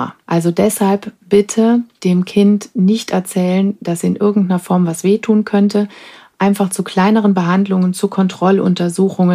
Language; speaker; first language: German; native; German